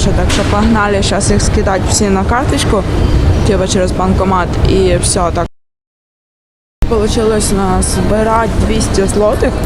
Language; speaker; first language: Ukrainian; native; Ukrainian